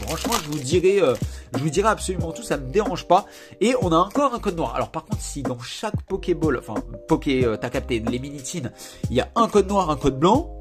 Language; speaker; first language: French; native; French